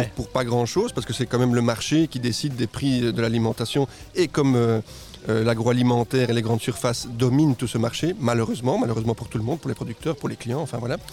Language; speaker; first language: French; non-native, fluent; Spanish